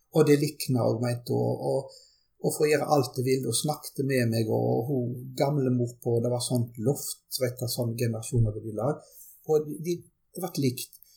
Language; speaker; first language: Norwegian; early bilingual, other home language; German